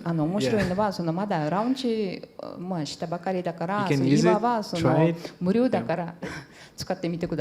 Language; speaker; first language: Japanese; non-native, fluent; Portuguese